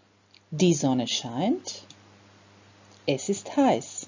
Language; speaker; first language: German; non-native, fluent; Croatian